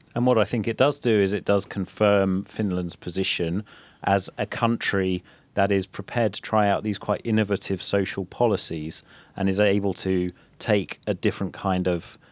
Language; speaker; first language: English; native; English